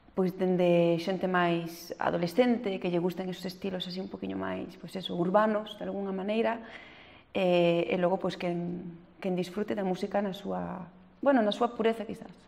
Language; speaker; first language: Galician; early bilingual, heritage; French